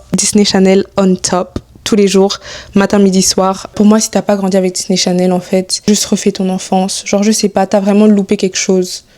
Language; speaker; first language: French; early bilingual, other home language; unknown